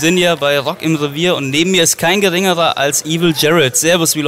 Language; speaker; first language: German; native; German